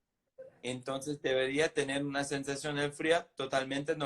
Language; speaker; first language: Spanish; non-native, fluent; English